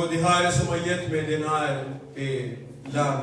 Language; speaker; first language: Swedish; non-native, fluent; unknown